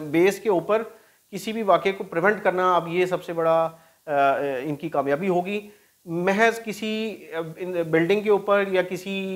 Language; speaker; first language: Urdu; non-native, local second language; Punjabi